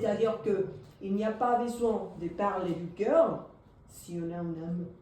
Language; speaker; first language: French; non-native, fluent; Spanish